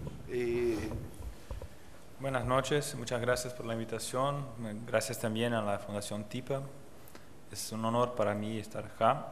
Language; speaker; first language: Spanish; non-native, fluent; Portuguese